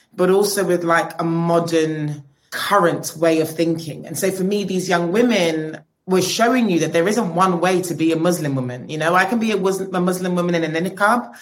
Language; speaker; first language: English; native; English